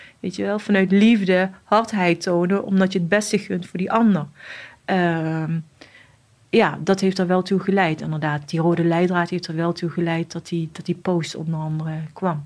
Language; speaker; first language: Dutch; early bilingual, other home language; Arabic